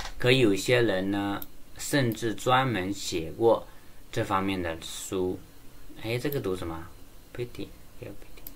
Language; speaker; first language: Chinese; native; Chinese